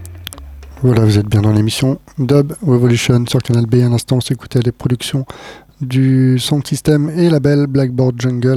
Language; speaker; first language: French; native; French